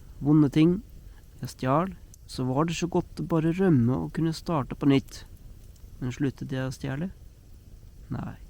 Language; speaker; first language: Norwegian; non-native, fluent; German